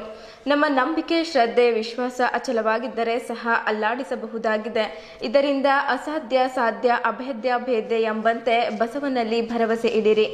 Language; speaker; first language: Kannada; native; Kannada